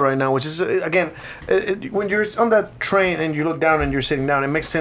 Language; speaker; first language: English; non-native, fluent; Spanish